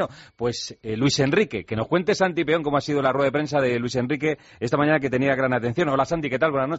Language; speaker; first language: Spanish; native; Spanish